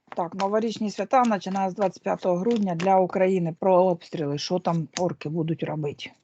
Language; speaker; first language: Ukrainian; non-native, local second language; Russian